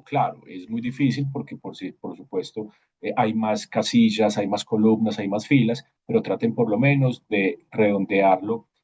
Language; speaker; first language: Spanish; native; Spanish